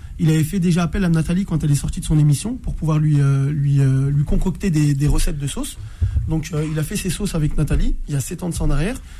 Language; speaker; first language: French; native; French